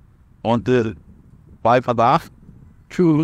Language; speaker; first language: German; non-native, learner; Portuguese